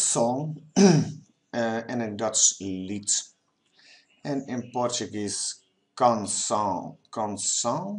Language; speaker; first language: English; non-native, fluent; Dutch